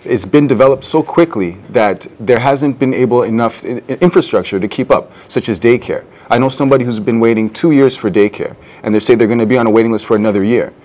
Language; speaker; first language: English; native; English